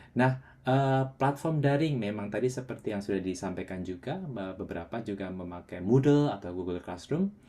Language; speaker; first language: Indonesian; non-native, local second language; Javanese